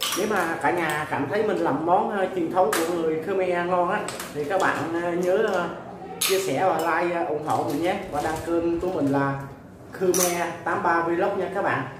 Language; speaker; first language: Vietnamese; non-native, local second language; Khmer